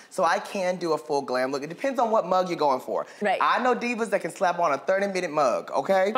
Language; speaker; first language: English; native; English